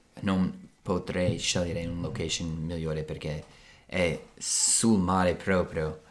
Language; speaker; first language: Italian; non-native, fluent; English